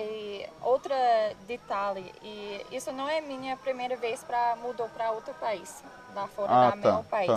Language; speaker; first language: Portuguese; non-native, learner; English